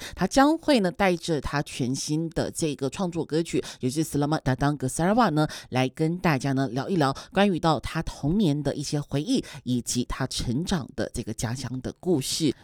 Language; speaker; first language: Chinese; native; Chinese